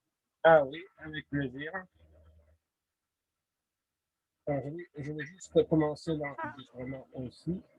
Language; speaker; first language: French; non-native, fluent; Russian